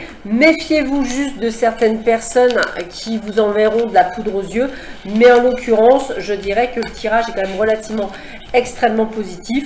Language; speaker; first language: French; native; French